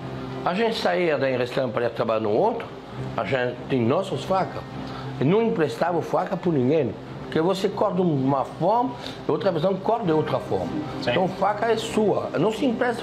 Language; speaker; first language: Portuguese; non-native, fluent; French